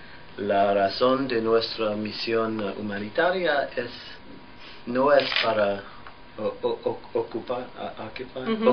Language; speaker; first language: Spanish; non-native, fluent; English